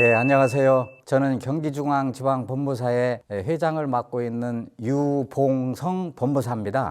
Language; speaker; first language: Korean; native; Korean